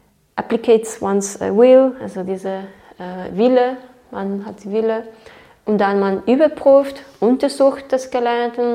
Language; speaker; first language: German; non-native, fluent; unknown